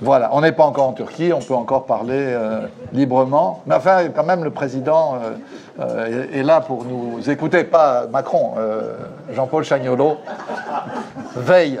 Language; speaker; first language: French; native; French